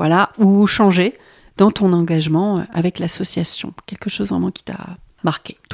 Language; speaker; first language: French; native; French